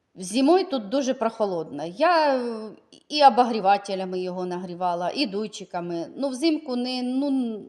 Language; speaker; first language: Ukrainian; native; Ukrainian